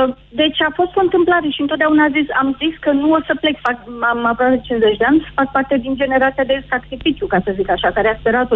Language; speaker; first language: Romanian; native; Romanian